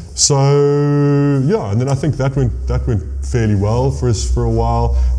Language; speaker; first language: English; native; English